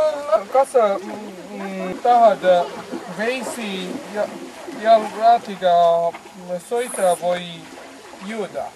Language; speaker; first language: Estonian; non-native, learner; Bangla